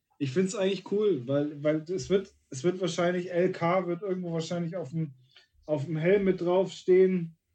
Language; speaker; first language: German; native; German